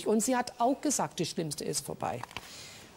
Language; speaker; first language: German; non-native, fluent; English